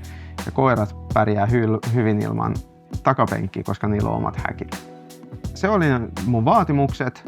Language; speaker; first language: Finnish; non-native, local second language; Swedish